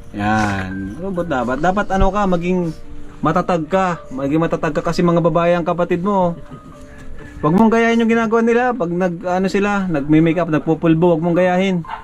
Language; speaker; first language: Filipino; native; Filipino